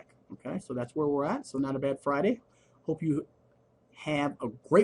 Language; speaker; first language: English; native; English